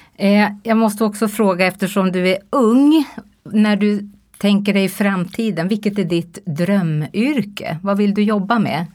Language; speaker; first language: Swedish; native; Swedish